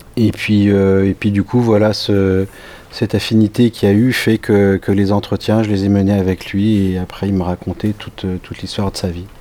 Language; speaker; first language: French; native; French